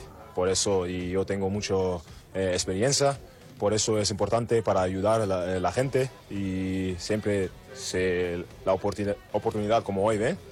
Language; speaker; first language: Spanish; non-native, learner; German